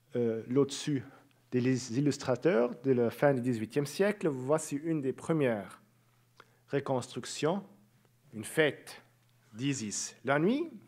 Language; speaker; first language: French; native; French